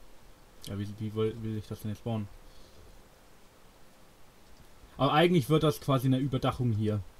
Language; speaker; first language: German; native; German